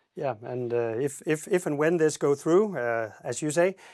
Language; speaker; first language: English; non-native, fluent; Danish